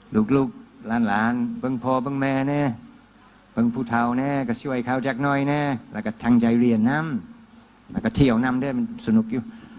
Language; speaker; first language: Thai; non-native, fluent; English